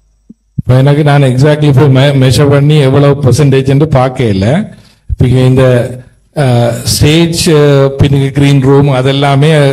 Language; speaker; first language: Tamil; native; Tamil